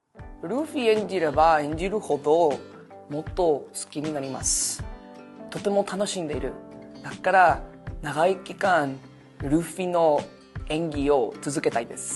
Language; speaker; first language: Japanese; non-native, learner; Spanish